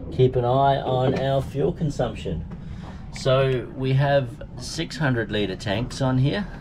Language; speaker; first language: English; native; English